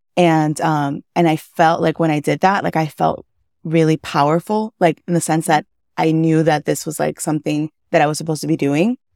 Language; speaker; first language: English; early bilingual, other home language; Spanish